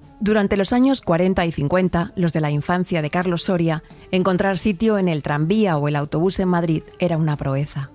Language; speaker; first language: Spanish; native; Spanish